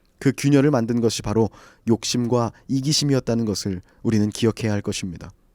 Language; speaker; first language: Korean; native; Korean